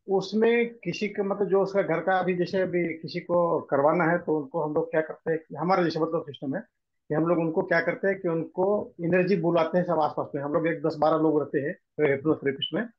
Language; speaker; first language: Hindi; non-native, local second language; Marwari